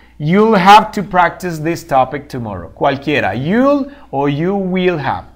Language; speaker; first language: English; non-native, fluent; Spanish